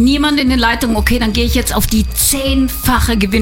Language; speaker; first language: German; native; German